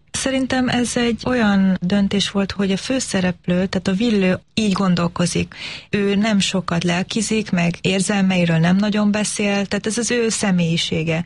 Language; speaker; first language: Hungarian; early bilingual, heritage; Hungarian